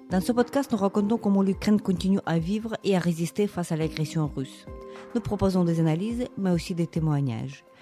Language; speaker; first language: French; non-native, fluent; Ukrainian